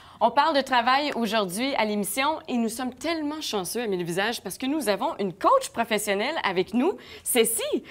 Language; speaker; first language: French; native; French